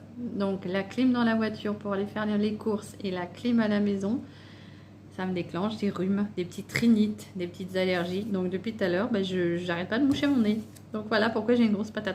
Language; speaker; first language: French; native; French